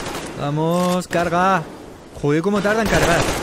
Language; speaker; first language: Spanish; native; Spanish